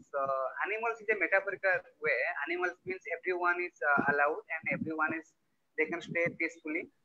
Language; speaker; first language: English; non-native, local second language; Odia